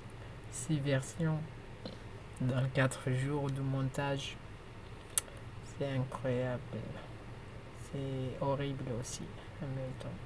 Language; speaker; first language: French; non-native, learner; Kurdish